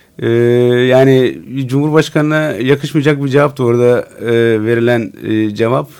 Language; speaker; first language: Turkish; non-native, local second language; Turoyo